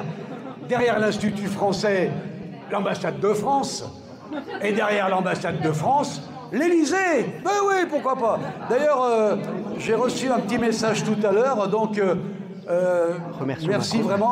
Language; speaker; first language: French; native; French